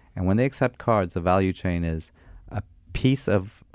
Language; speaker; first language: English; non-native, fluent; Armenian